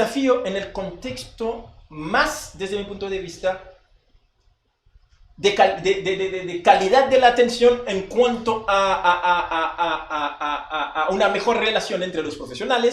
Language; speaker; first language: Spanish; non-native, fluent; Haitian Creole